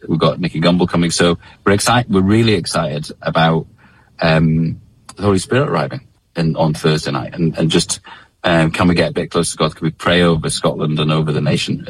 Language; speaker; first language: English; native; English